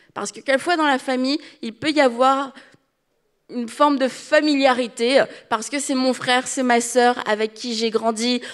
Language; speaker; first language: French; native; French